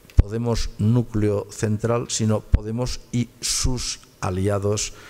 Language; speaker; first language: Spanish; native; Spanish